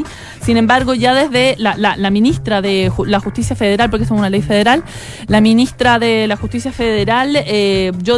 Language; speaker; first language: Spanish; native; Spanish